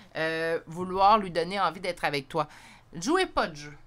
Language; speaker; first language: French; native; French